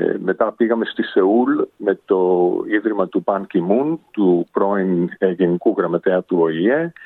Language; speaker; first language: Greek; early bilingual, heritage; Greek